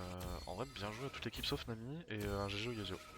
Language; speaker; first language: French; native; French